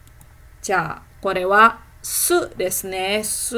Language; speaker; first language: Japanese; non-native, fluent; Indonesian